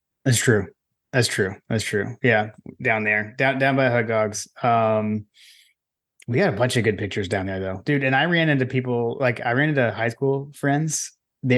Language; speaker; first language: English; native; English